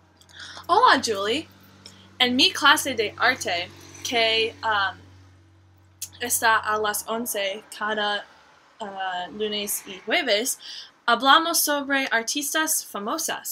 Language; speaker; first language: Spanish; non-native, learner; English